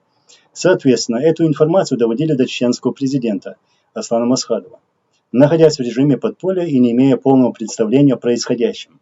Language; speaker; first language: Russian; non-native, local second language; Chechen